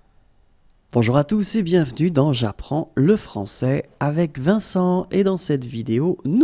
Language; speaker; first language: French; native; French